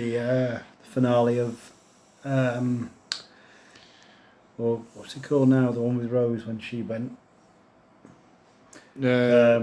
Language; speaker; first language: English; native; English